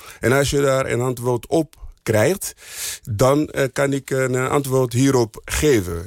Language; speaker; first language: Dutch; non-native, fluent; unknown